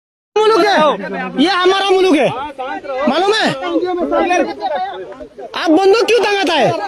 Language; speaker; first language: Hindi; non-native, learner; Bangla